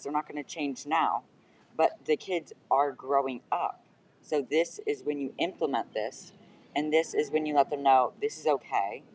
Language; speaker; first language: English; native; English